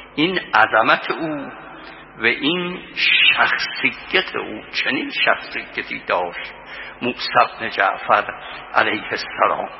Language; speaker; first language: Persian; native; Persian